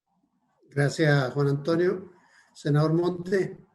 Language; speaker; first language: Spanish; native; Spanish